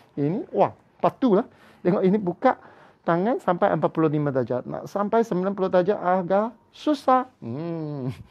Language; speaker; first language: Malay; non-native, local second language; Cantonese